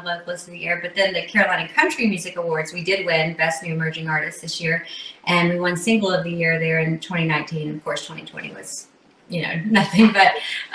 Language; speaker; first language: English; native; English